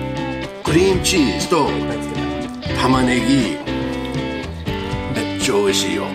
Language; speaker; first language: Japanese; non-native, learner; English